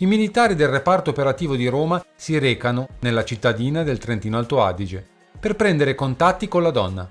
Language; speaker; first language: Italian; native; Italian